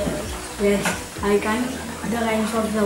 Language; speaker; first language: English; non-native, learner; Catalan